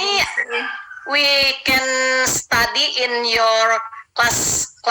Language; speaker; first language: English; non-native, learner; Indonesian